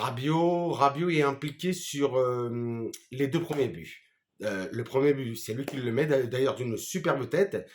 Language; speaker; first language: French; native; French